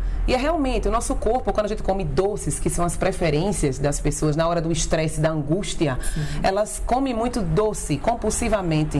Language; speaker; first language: Portuguese; native; Portuguese